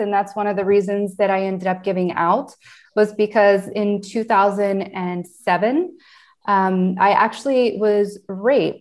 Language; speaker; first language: English; native; English